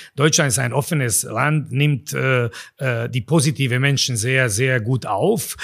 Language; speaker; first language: German; non-native, fluent; Serbian